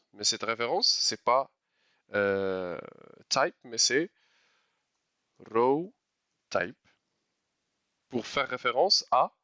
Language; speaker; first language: French; non-native, local second language; Arabic